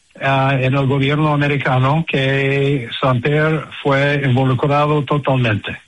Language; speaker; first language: Spanish; non-native, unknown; English